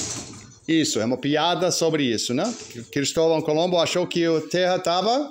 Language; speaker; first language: Portuguese; non-native, fluent; English